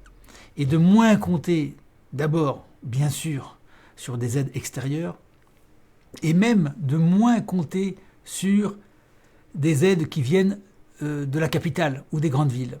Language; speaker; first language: French; native; French